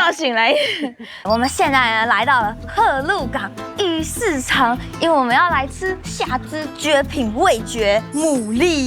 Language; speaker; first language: Chinese; native; Chinese